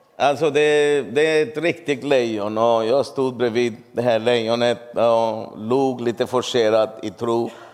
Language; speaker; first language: Swedish; non-native, fluent; Urdu